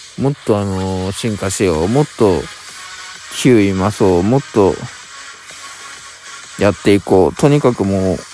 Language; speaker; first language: Japanese; native; Japanese